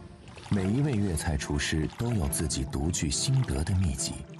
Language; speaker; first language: Chinese; native; Chinese